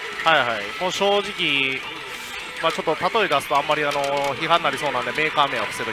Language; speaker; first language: Japanese; native; Japanese